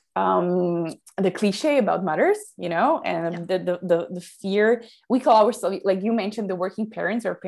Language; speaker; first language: English; non-native, fluent; Slovak